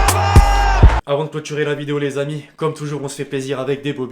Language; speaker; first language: French; native; French